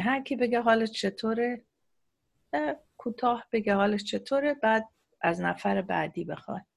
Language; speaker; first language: Persian; native; Persian